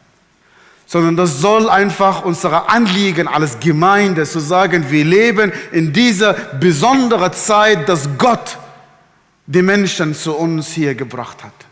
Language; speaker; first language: German; non-native, fluent; Arabic